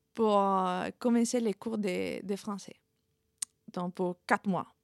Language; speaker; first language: French; non-native, fluent; Spanish